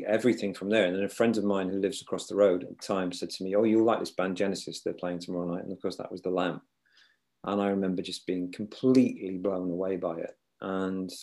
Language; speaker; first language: English; native; English